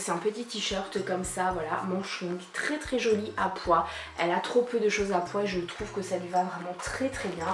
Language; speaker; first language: French; native; French